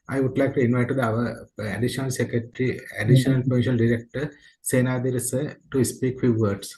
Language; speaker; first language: English; non-native, local second language; Sinhala